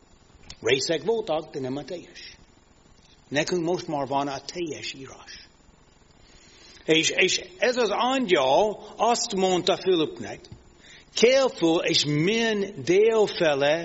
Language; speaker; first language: Hungarian; non-native, fluent; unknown